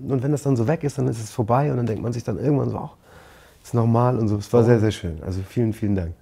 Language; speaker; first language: German; native; German